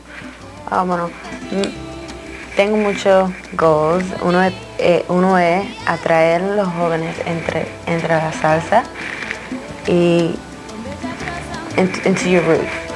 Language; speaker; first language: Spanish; early bilingual, heritage; Spanish